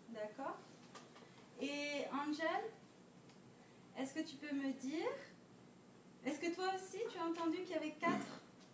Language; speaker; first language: French; non-native, fluent; Dutch